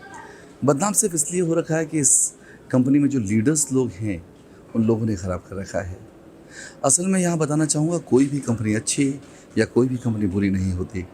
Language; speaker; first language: Hindi; native; Hindi